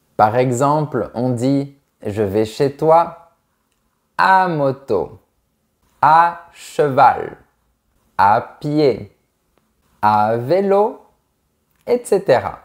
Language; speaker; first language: French; native; French